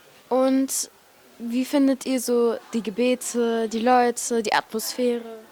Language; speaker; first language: German; early bilingual, other home language; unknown